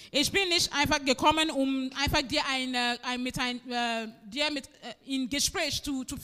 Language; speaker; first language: German; non-native, fluent; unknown